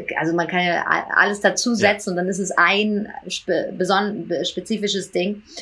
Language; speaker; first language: German; early bilingual, heritage; German